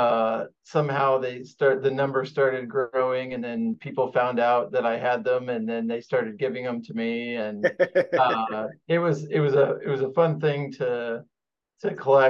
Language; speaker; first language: English; native; English